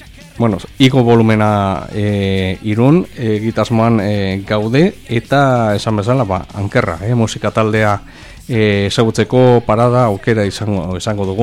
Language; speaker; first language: Basque; native; Basque